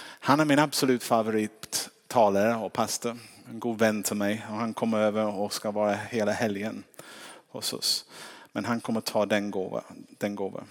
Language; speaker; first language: Swedish; non-native, fluent; English